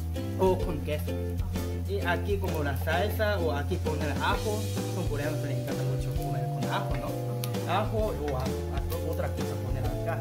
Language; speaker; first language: Spanish; non-native, learner; Korean